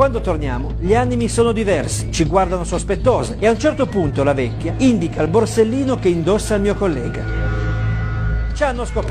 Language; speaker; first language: Italian; native; Italian